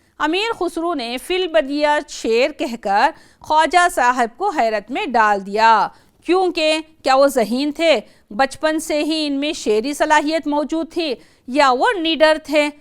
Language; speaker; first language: Urdu; native; Urdu